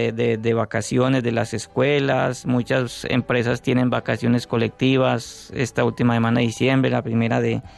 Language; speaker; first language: Spanish; native; Spanish